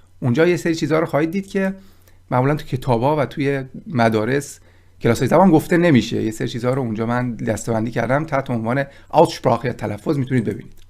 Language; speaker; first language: Persian; native; Persian